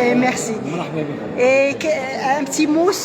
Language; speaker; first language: French; non-native, local second language; Arabic